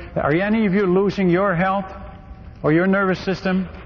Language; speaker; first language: English; non-native, fluent; Dutch